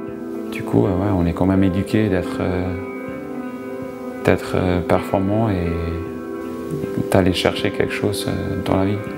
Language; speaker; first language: French; non-native, local second language; German